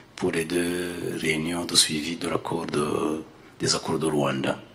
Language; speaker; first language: French; non-native, local second language; Kinyarwanda